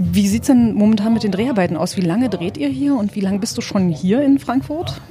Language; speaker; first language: German; native; German